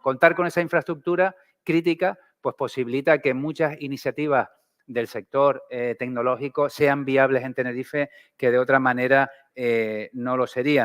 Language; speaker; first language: Spanish; native; Spanish